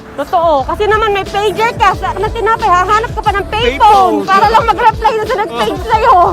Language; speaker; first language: Filipino; native; Filipino